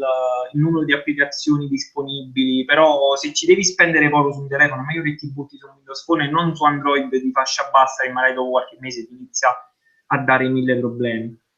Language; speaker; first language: Italian; native; Italian